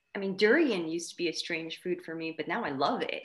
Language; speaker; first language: English; native; English